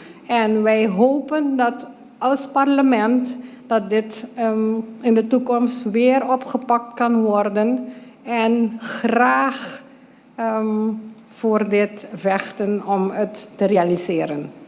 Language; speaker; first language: Dutch; non-native, local second language; Papiamento